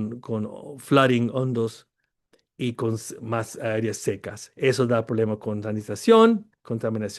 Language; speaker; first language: Spanish; early bilingual, heritage; Spanish